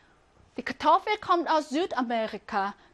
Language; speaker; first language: German; non-native, fluent; Korean